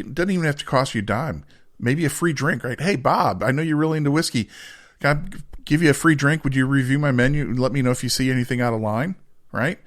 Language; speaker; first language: English; native; English